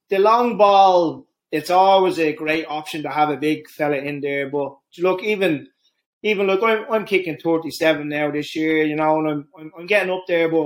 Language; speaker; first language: English; native; English